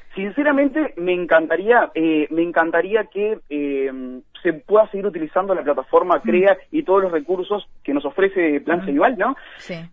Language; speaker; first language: Spanish; native; Spanish